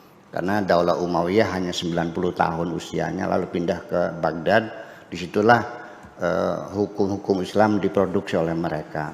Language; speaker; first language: Indonesian; native; Indonesian